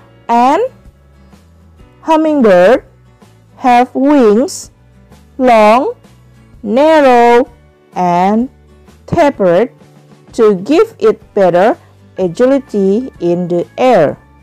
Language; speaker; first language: English; non-native, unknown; Indonesian